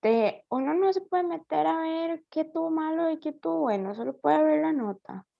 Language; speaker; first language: Spanish; native; Spanish